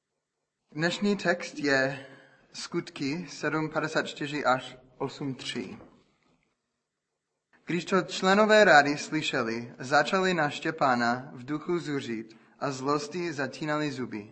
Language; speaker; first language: Czech; non-native, fluent; English